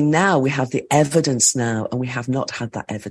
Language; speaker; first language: English; native; English